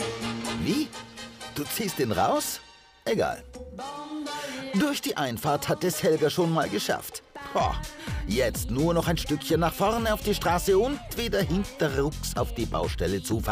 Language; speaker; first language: German; native; German